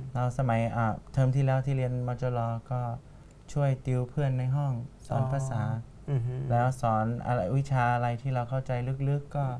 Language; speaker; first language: Thai; non-native, fluent; English